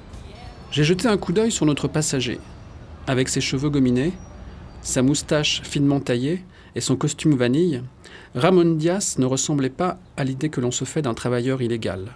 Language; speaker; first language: French; native; French